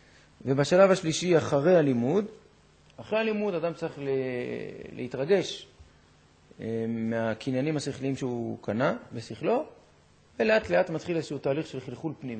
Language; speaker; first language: Hebrew; native; Hebrew